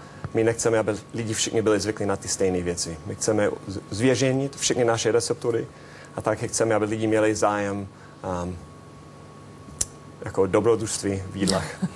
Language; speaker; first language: Czech; non-native, fluent; English